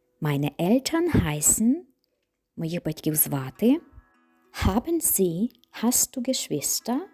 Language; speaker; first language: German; non-native, fluent; Ukrainian